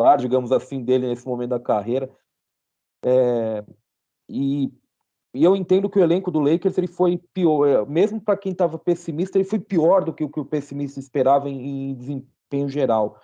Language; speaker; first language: Portuguese; native; Portuguese